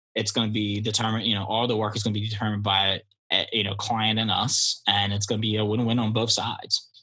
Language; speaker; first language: English; early bilingual, other home language; Polish